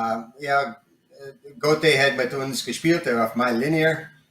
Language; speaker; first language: German; non-native, learner; English